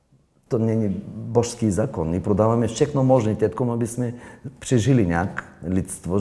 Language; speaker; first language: Czech; non-native, fluent; Bulgarian